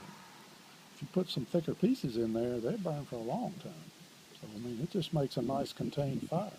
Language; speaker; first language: English; native; English